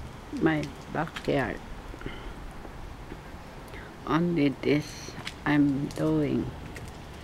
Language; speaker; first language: English; non-native, learner; Filipino